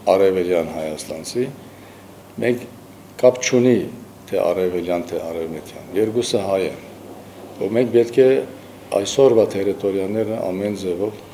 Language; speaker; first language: Armenian; early bilingual, heritage; Armenian